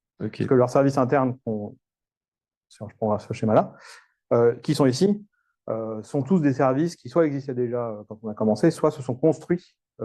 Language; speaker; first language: French; native; French